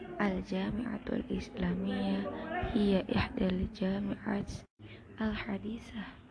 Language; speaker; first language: Arabic; non-native, learner; Indonesian